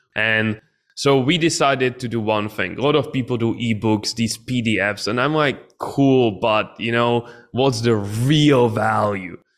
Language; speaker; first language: English; non-native, fluent; Czech